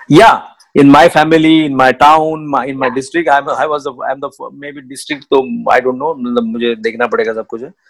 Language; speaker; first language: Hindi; non-native, local second language; Marathi